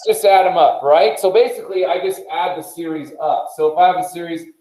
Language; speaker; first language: English; native; English